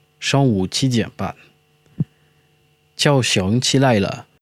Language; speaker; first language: Chinese; non-native, learner; French